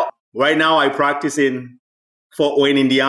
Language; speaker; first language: English; non-native, local second language; Swahili